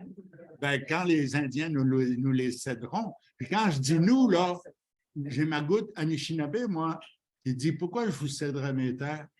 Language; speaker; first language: French; native; French